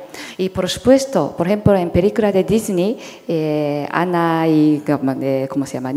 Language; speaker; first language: Spanish; non-native, fluent; Japanese